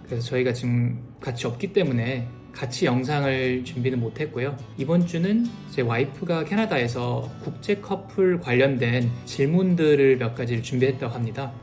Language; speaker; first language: Korean; native; Korean